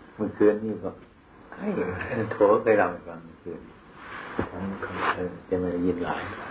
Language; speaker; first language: Thai; non-native, local second language; Northeastern Thai